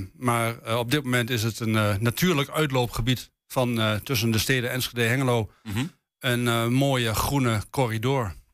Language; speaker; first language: Dutch; native; Dutch